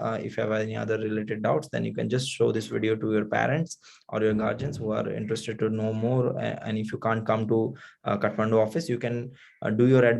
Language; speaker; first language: English; non-native, local second language; Nepali